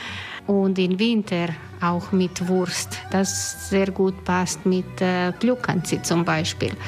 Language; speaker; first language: German; non-native, learner; Croatian